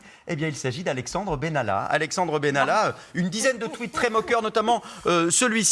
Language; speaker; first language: French; native; French